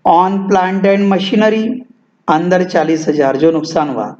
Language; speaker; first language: Hindi; non-native, local second language; Marathi